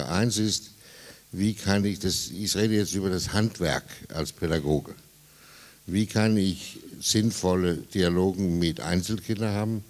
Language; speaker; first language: German; non-native, fluent; Danish